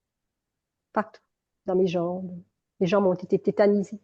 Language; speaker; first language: French; native; French